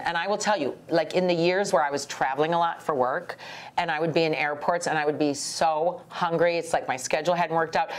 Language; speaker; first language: English; native; English